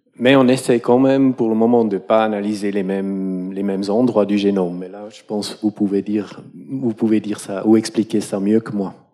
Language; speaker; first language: French; non-native, local second language; German